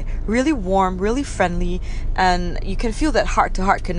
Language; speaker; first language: English; non-native, local second language; Min Nan Chinese